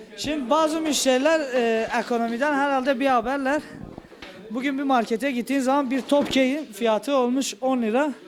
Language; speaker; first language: Turkish; native; Turkish